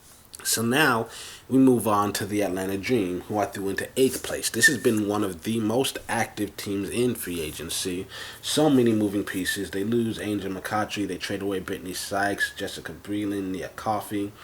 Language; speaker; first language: English; native; English